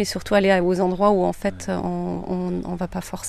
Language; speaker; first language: French; native; French